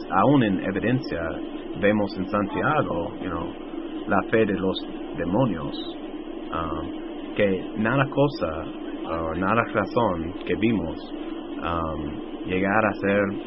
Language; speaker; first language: Spanish; non-native, fluent; English